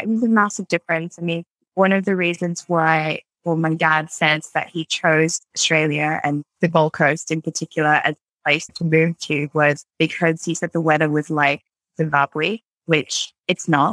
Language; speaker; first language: English; native; English